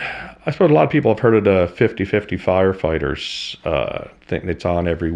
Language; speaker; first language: English; native; English